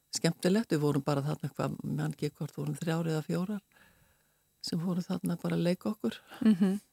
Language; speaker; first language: Icelandic; native; Icelandic